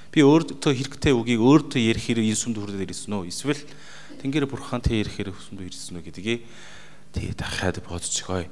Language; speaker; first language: Mongolian; non-native, fluent; Korean